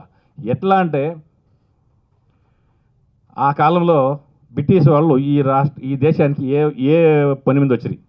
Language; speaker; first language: Telugu; native; Telugu